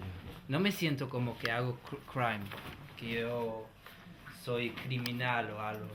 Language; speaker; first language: Spanish; non-native, fluent; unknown